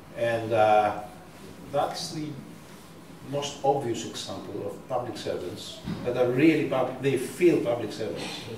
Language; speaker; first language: English; non-native, fluent; Greek